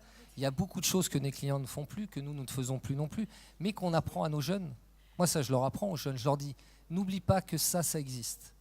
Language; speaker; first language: French; native; French